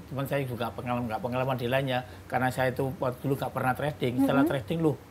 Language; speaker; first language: Indonesian; native; Indonesian